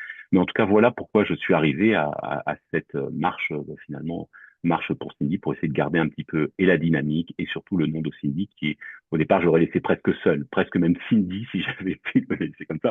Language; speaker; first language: French; native; French